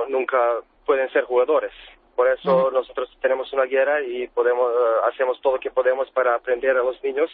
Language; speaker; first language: Spanish; non-native, fluent; Serbian